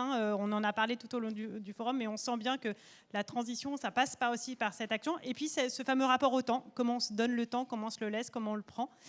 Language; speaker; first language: French; native; French